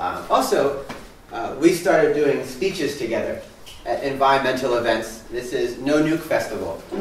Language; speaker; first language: English; native; English